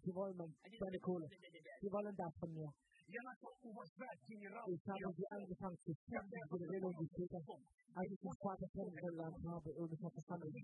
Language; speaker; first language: German; non-native, fluent; Russian